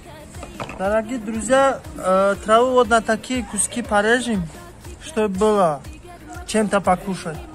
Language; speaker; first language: Russian; non-native, local second language; Tajik